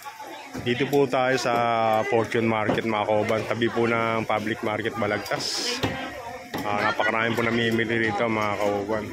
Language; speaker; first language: Filipino; non-native, local second language; Cebuano